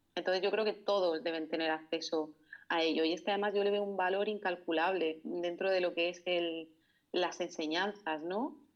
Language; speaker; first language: Spanish; native; Spanish